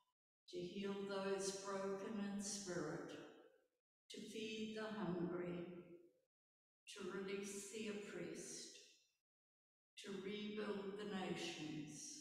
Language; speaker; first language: English; native; English